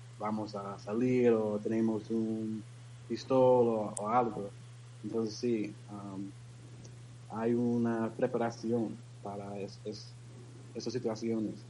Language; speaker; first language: Spanish; non-native, learner; English